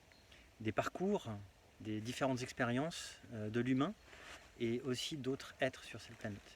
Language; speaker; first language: French; native; French